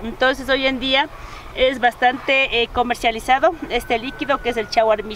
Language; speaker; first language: Spanish; native; Spanish